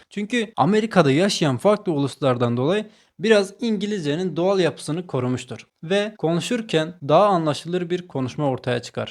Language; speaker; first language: Turkish; native; Turkish